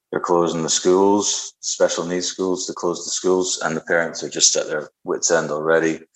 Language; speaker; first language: English; native; English